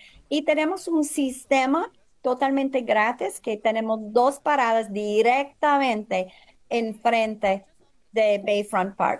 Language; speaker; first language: Spanish; early bilingual, heritage; English